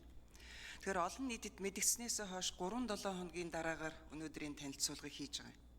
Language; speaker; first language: Mongolian; native; Mongolian